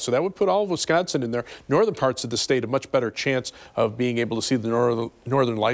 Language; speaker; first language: English; native; English